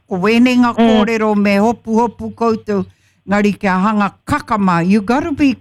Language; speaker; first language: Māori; non-native, local second language; English